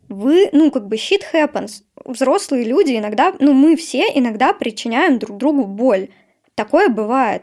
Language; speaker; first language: Russian; native; Russian